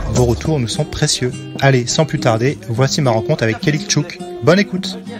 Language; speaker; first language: French; native; French